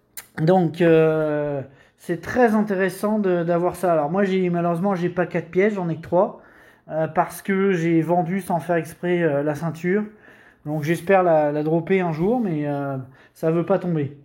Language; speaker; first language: French; native; French